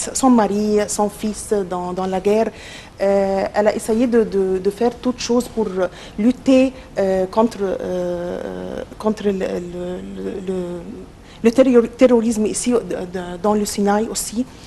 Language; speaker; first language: French; non-native, local second language; Arabic